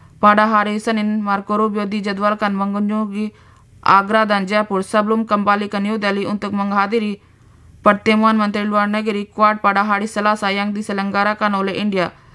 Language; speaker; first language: Indonesian; non-native, fluent; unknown